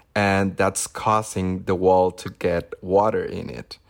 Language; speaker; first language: English; non-native, fluent; Spanish